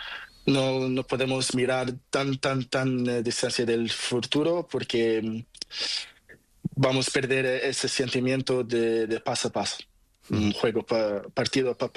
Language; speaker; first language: Spanish; non-native, learner; Portuguese